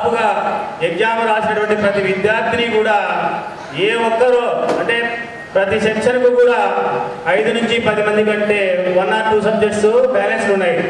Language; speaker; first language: Telugu; native; Telugu